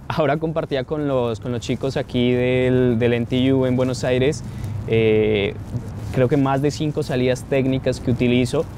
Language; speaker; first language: Spanish; native; Spanish